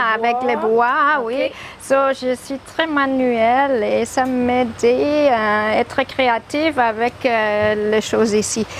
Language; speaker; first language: French; non-native, learner; German